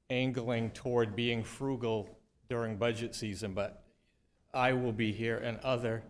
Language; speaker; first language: English; native; English